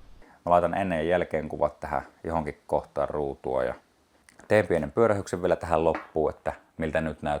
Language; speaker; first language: Finnish; native; Finnish